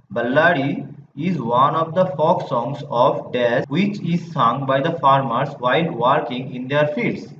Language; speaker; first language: English; non-native, local second language; Bangla